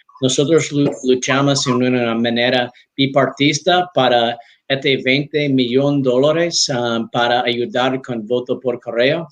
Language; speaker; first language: Spanish; non-native, learner; English